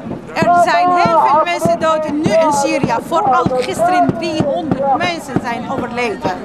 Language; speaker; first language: Dutch; non-native, fluent; Arabic